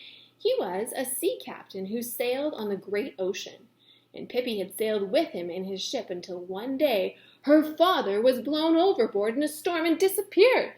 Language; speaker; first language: English; native; English